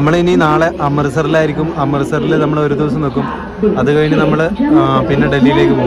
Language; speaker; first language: Malayalam; native; Malayalam